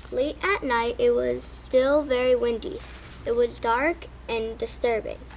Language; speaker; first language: English; early bilingual, other home language; Spanish